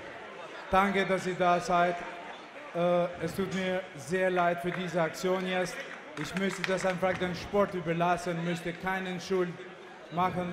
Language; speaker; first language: German; non-native, fluent; Albanian